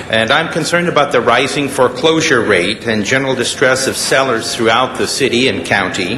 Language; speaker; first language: English; native; English